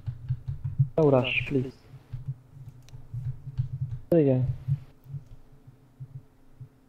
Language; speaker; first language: English; non-native, learner; Hungarian